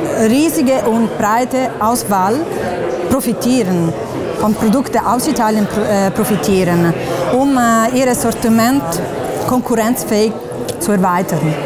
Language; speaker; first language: German; non-native, fluent; Italian